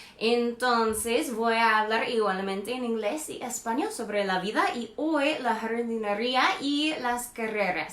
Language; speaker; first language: Spanish; non-native, fluent; English